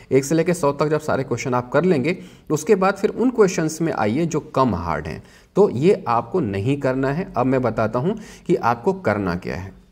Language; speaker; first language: Hindi; native; Hindi